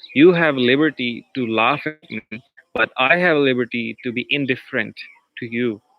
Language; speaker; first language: English; non-native, local second language; Punjabi